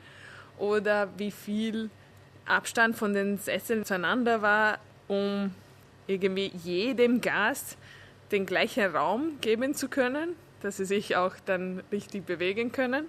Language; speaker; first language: German; early bilingual, heritage; German